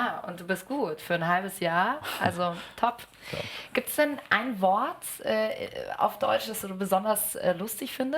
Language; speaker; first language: German; native; German